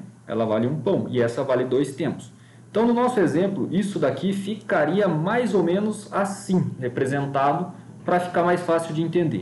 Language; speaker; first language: Portuguese; native; Portuguese